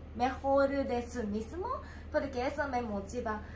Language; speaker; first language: Spanish; non-native, learner; Japanese